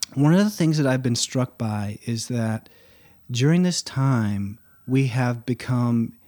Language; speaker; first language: English; native; English